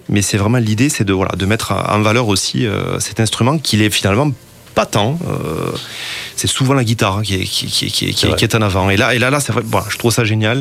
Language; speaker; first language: French; native; French